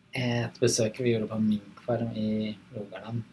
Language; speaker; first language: Norwegian; native; Norwegian